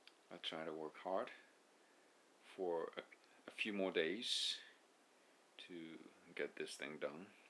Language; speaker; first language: English; non-native, fluent; Japanese